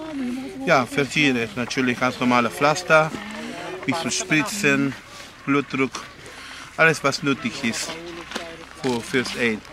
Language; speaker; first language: German; non-native, fluent; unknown